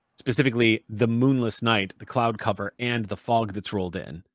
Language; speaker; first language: English; native; English